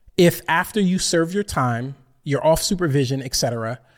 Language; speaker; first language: English; native; English